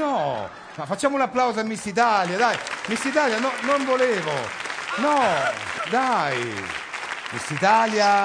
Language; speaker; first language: Italian; native; Italian